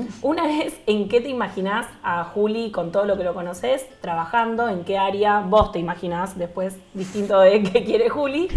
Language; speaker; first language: Spanish; native; Spanish